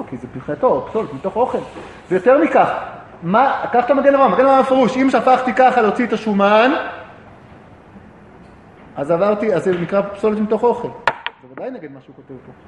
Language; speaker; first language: Hebrew; native; Hebrew